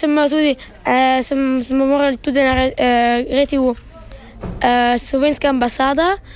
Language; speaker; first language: Slovenian; early bilingual, heritage; Italian